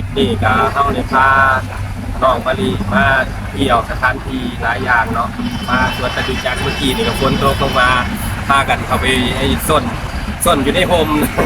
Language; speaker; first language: Thai; native; Thai